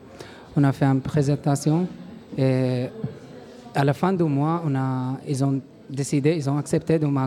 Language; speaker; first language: French; non-native, learner; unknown